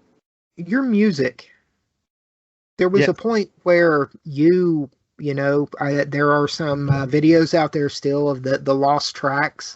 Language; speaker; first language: English; native; English